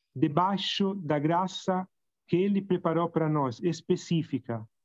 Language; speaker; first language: Portuguese; non-native, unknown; Italian